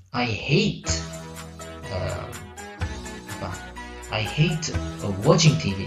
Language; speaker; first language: English; non-native, fluent; Indonesian